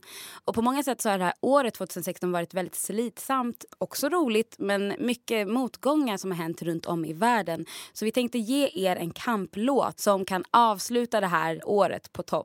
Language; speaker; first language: Swedish; native; Swedish